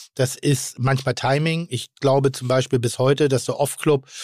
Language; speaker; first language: German; native; German